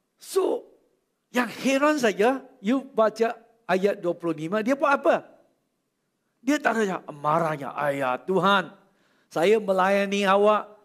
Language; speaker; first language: Malay; non-native, local second language; Chinese